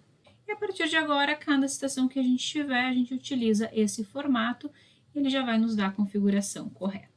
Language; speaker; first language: Portuguese; native; Portuguese